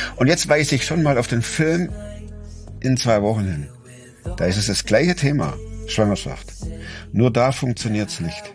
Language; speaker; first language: German; native; German